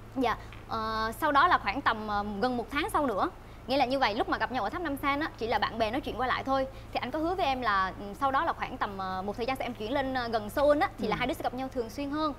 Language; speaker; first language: Vietnamese; native; Vietnamese